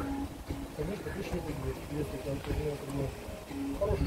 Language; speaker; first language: Russian; non-native, fluent; Lithuanian